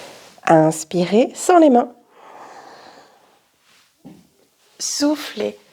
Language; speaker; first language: French; native; French